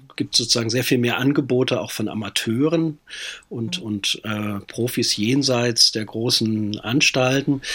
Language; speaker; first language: German; native; German